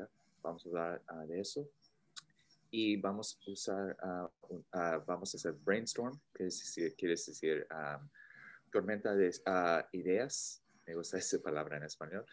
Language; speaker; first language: Spanish; non-native, fluent; English